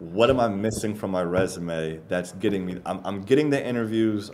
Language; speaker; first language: English; native; English